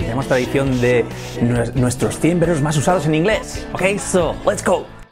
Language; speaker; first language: Spanish; native; Spanish